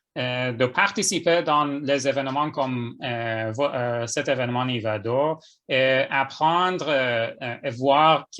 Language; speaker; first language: French; non-native, fluent; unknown